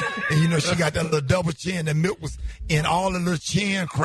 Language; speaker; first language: English; native; English